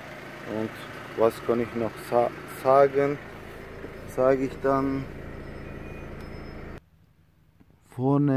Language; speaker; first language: German; non-native, learner; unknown